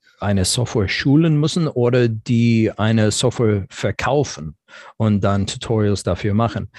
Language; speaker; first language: German; non-native, fluent; English